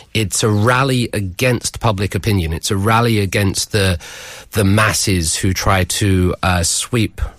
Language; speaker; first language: English; native; English